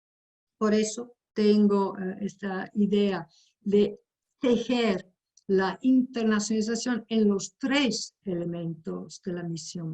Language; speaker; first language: Spanish; non-native, fluent; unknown